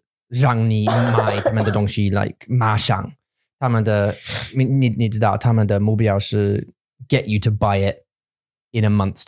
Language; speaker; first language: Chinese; non-native, learner; English